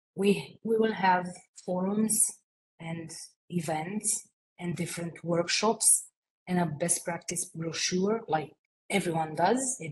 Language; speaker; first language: English; non-native, fluent; Romanian